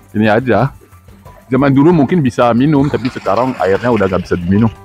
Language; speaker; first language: Indonesian; non-native, fluent; Spanish